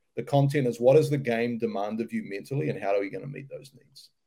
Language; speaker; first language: English; native; English